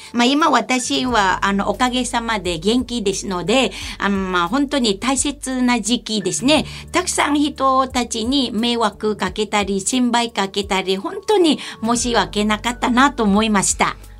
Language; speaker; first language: Japanese; non-native, fluent; Vietnamese